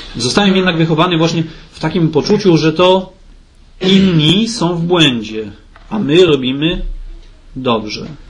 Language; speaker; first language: Polish; early bilingual, heritage; Polish